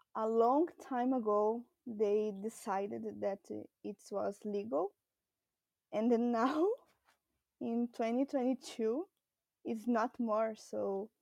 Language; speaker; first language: English; non-native, learner; Portuguese